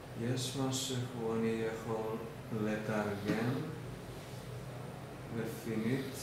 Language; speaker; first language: Hebrew; non-native, learner; Finnish